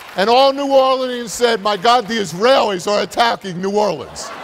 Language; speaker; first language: English; native; English